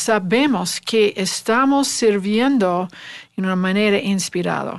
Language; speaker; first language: Spanish; non-native, learner; English